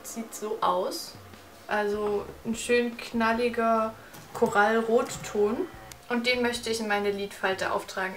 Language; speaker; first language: German; native; German